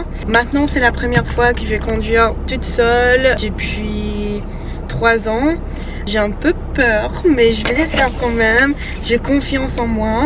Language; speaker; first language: French; non-native, fluent; English